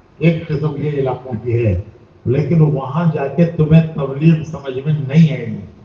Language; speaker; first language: Urdu; native; Urdu